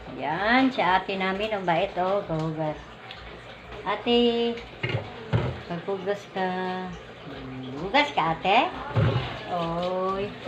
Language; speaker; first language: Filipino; non-native, local second language; Cebuano